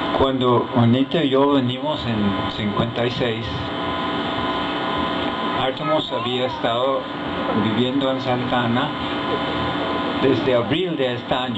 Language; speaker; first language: Spanish; non-native, fluent; English